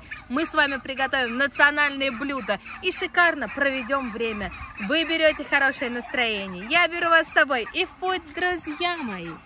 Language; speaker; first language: Russian; native; Russian